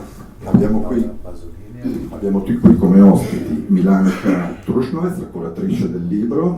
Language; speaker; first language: Italian; native; Italian